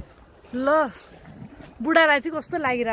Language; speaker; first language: Nepali; native; Nepali